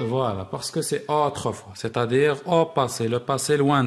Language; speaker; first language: French; non-native, local second language; Arabic